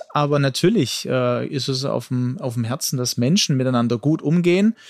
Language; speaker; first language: German; early bilingual, other home language; Greek